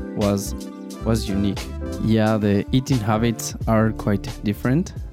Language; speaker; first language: English; non-native, fluent; Spanish